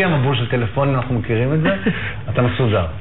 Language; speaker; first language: Hebrew; native; Hebrew